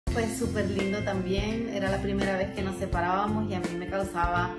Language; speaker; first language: Spanish; native; Spanish